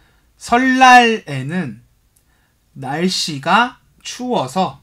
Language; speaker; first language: Korean; non-native, fluent; Chinese